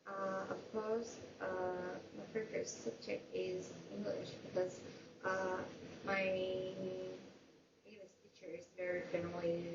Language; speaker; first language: English; non-native, learner; Vietnamese